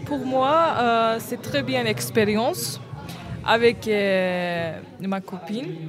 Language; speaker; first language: French; non-native, learner; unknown